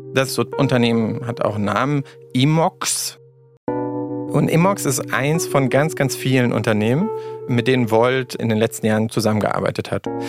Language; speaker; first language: German; native; German